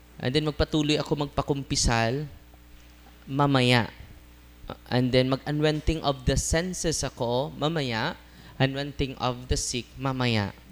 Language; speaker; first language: Filipino; non-native, local second language; Cebuano